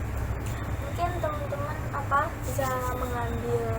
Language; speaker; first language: Indonesian; native; Indonesian